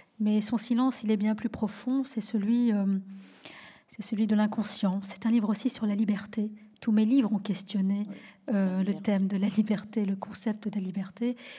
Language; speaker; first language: French; native; French